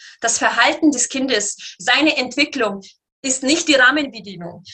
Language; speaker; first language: German; native; German